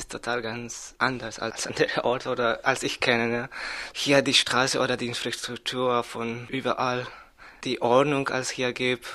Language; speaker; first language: German; non-native, learner; Spanish